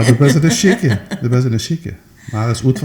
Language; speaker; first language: Dutch; native; Dutch